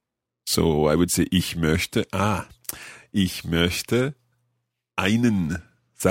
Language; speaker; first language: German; non-native, learner; English